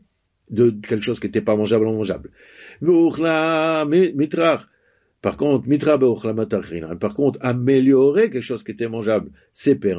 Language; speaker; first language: French; native; French